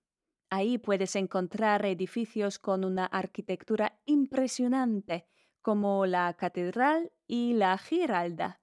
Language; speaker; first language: Spanish; non-native, fluent; Polish